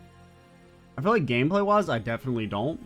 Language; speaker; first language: English; native; English